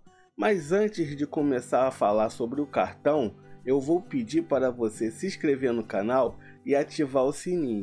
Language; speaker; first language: Portuguese; native; Portuguese